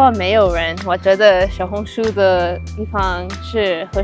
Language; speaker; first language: Chinese; non-native, learner; English